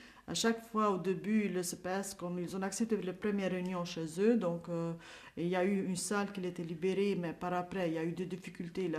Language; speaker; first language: French; non-native, fluent; Albanian